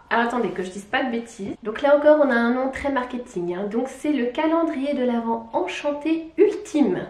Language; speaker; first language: French; native; French